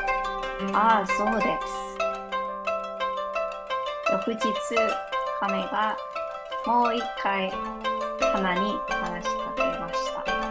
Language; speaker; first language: Japanese; non-native, learner; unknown